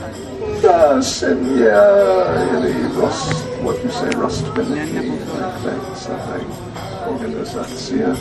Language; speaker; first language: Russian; non-native, learner; English